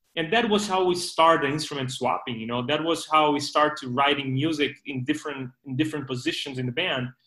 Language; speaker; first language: English; non-native, fluent; Portuguese